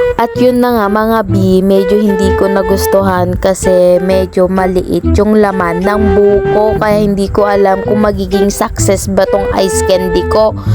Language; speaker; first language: Filipino; non-native, local second language; Cebuano